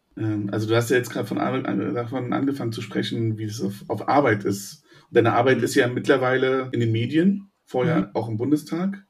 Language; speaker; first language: German; native; German